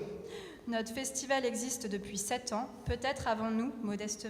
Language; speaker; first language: French; native; French